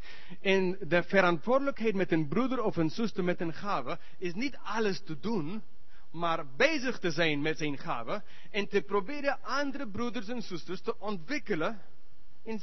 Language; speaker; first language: Dutch; non-native, learner; English